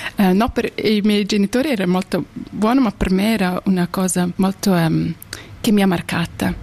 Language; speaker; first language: Italian; non-native, local second language; German